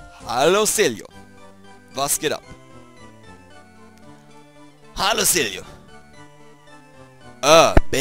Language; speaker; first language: German; native; German